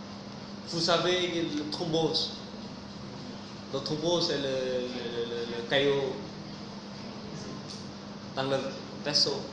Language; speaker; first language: French; non-native, fluent; Vietnamese